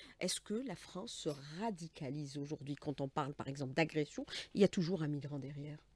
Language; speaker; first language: French; non-native, local second language; Arabic